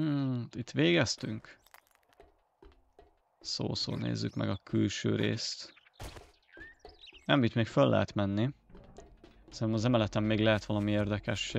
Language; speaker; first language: Hungarian; native; Hungarian